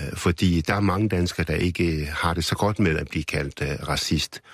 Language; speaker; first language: Danish; early bilingual, other home language; Arabic